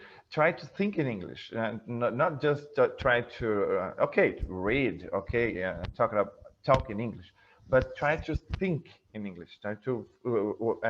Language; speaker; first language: English; non-native, fluent; Portuguese